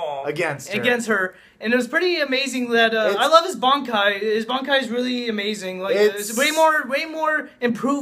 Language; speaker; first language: English; native; English